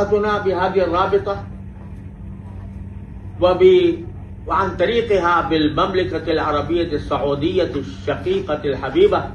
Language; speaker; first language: Arabic; non-native, fluent; Urdu